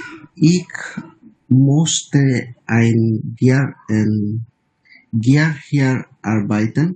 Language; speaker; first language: German; non-native, learner; Bangla